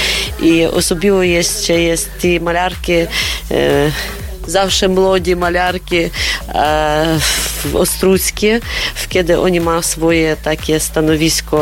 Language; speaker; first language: Polish; non-native, learner; Ukrainian